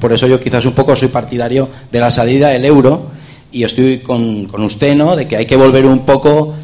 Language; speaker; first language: Spanish; native; Spanish